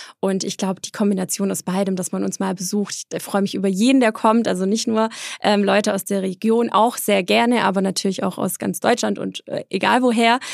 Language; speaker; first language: German; early bilingual, other home language; Polish